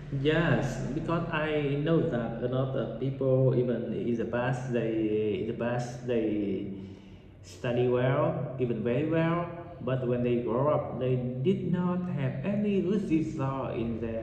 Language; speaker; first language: English; non-native, learner; Vietnamese